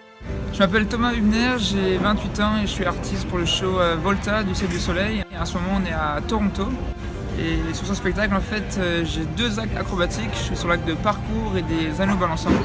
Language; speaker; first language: French; native; French